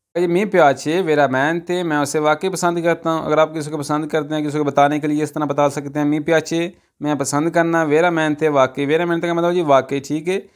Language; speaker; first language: Urdu; non-native, local second language; Punjabi